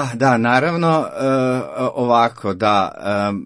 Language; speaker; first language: Croatian; native; Croatian